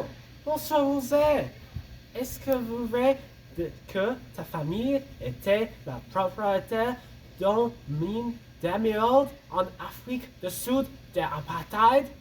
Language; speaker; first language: French; non-native, learner; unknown